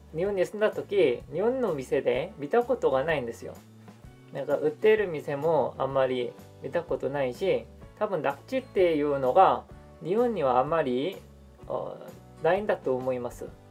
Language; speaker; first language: Japanese; non-native, fluent; Korean